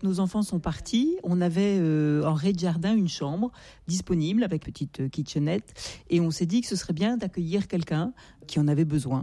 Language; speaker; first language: French; native; French